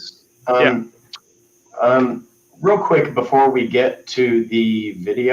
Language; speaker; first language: English; native; English